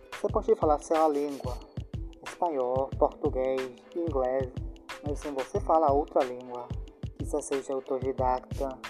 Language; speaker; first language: Portuguese; non-native, learner; Spanish